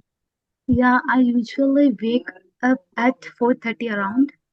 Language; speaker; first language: English; non-native, learner; Urdu